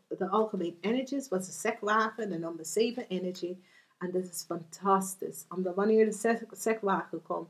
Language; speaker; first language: Dutch; non-native, fluent; English